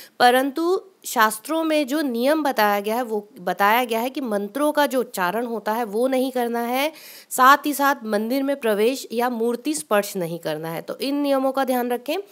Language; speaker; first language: Hindi; native; Hindi